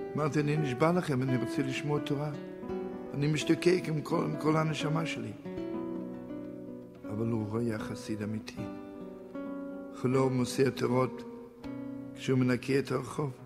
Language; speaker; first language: Hebrew; non-native, fluent; Yiddish